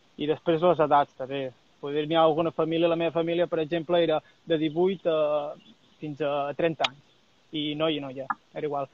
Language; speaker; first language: Catalan; native; Catalan